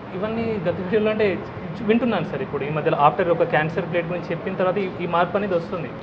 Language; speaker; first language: Telugu; non-native, local second language; Hindi